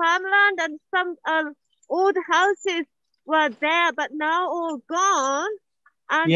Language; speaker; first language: English; non-native, learner; Japanese